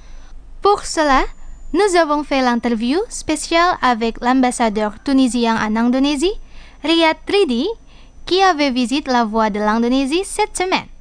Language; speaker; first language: French; non-native, fluent; Indonesian